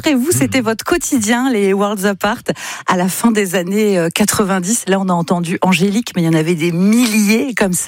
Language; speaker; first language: French; native; French